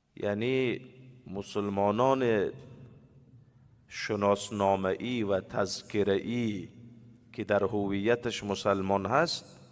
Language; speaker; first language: Persian; native; Persian